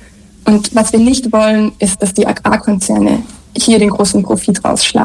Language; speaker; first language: German; native; German